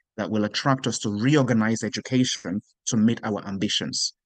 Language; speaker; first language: English; non-native, local second language; Yoruba